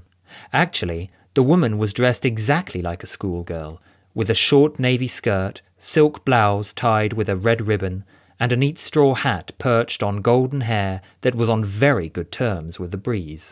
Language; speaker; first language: English; native; English